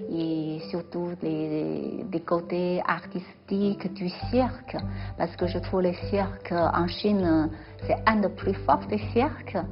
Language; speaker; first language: French; non-native, fluent; Chinese